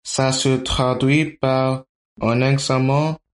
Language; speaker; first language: French; non-native, learner; English